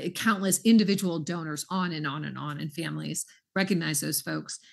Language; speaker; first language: English; native; English